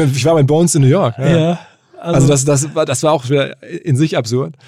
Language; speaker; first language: German; native; German